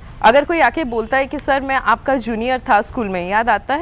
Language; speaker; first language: Hindi; non-native, local second language; Odia